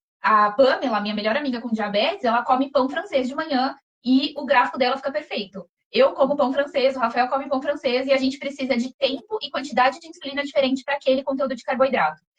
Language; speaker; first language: Portuguese; native; Portuguese